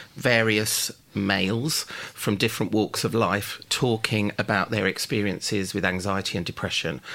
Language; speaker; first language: English; native; English